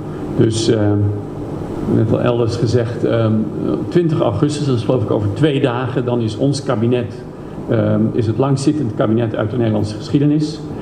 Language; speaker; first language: Dutch; native; Dutch